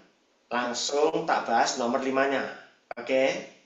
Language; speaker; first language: Indonesian; native; Indonesian